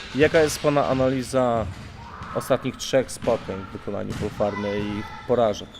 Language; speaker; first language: Polish; native; Polish